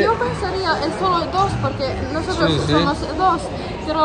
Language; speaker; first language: Spanish; non-native, learner; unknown